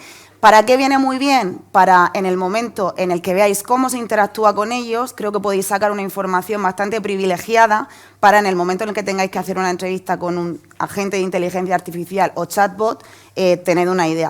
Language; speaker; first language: Spanish; native; Spanish